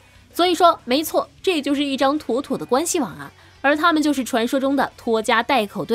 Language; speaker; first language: Chinese; native; Chinese